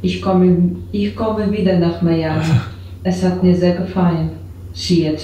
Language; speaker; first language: German; non-native, learner; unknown